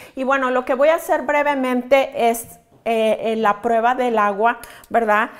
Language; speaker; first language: Spanish; native; Spanish